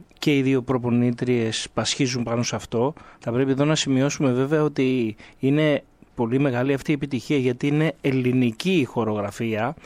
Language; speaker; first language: Greek; native; Greek